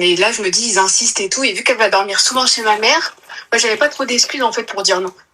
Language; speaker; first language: French; native; French